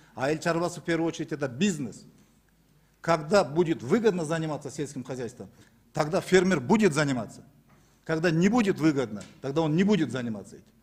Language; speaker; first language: Russian; non-native, local second language; Kyrgyz